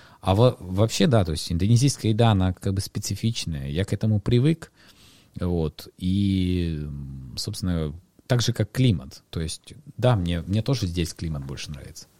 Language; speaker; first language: Russian; native; Russian